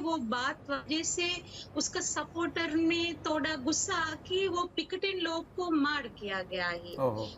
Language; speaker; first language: Hindi; non-native, learner; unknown